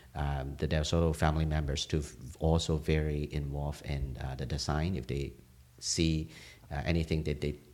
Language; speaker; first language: English; non-native, local second language; Cantonese